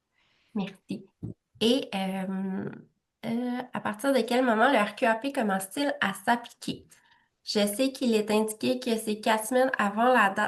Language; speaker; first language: French; native; French